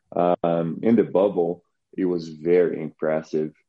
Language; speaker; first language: English; non-native, fluent; Portuguese